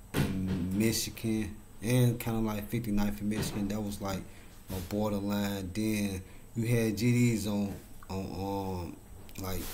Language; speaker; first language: English; native; English